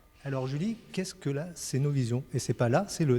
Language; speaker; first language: French; native; French